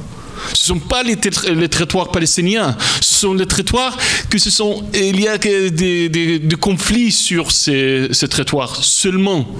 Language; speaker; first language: French; non-native, fluent; Arabic